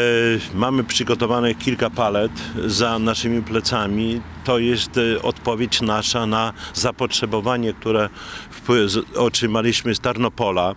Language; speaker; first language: Polish; native; Polish